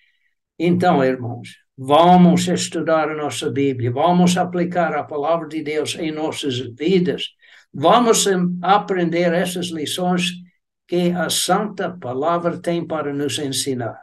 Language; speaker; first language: Portuguese; non-native, fluent; English